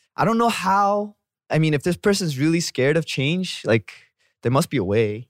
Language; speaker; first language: English; native; English